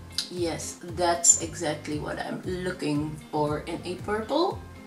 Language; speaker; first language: English; non-native, fluent; Dutch